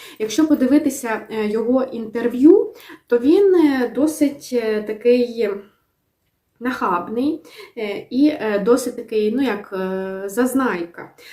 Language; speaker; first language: Ukrainian; native; Ukrainian